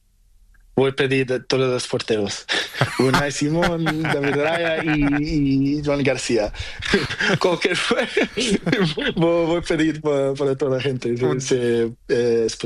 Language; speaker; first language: Spanish; non-native, learner; Portuguese